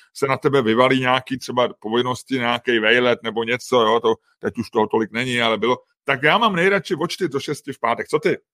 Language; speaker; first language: Czech; native; Czech